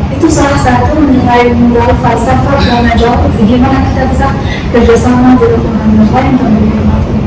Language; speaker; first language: Indonesian; non-native, fluent; Arabic